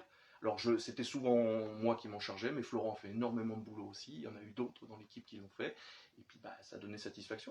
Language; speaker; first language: French; native; French